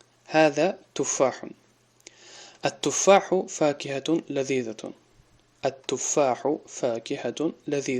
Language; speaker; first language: Arabic; non-native, fluent; Tajik